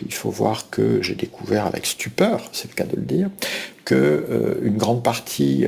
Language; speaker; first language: French; native; French